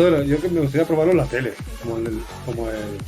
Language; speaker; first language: Spanish; native; Spanish